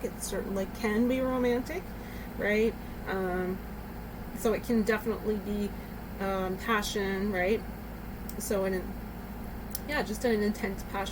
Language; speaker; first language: English; native; English